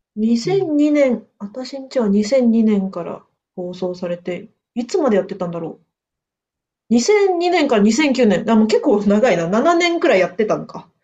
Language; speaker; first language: Japanese; native; Japanese